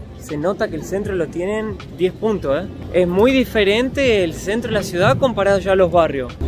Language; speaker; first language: Spanish; native; Spanish